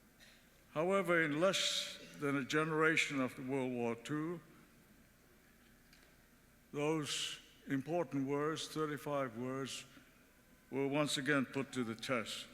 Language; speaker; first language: English; early bilingual, other home language; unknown